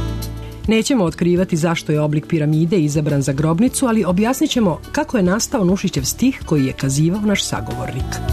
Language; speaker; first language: Serbian; native; Serbian